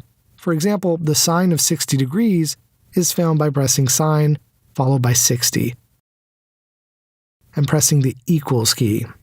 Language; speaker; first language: English; native; English